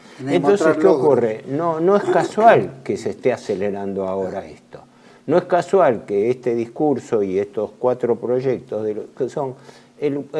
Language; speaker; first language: Spanish; native; Spanish